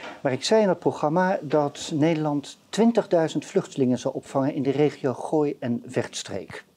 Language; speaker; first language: Dutch; native; Dutch